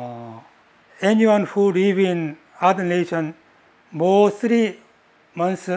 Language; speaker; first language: English; non-native, learner; Korean